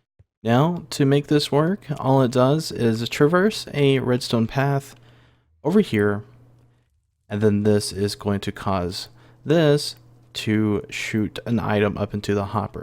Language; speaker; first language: English; native; English